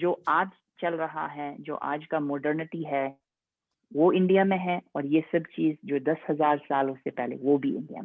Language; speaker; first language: Hindi; non-native, fluent; English